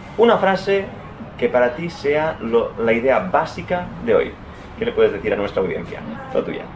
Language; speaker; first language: Spanish; non-native, local second language; Catalan